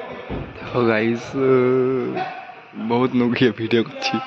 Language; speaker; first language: Hindi; non-native, local second language; Bangla